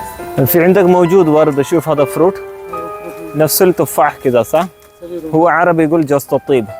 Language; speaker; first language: Arabic; non-native, learner; Malayalam